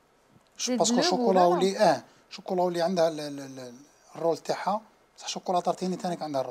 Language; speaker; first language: Arabic; native; Arabic